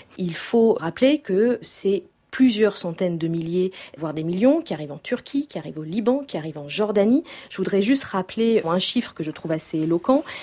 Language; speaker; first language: French; native; French